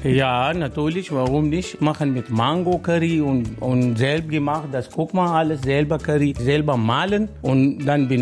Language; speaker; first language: German; non-native, learner; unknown